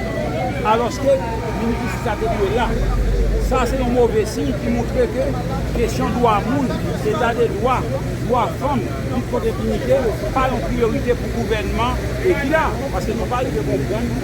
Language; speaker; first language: French; non-native, local second language; Haitian Creole